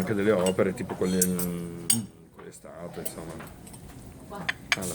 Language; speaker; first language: Italian; native; Italian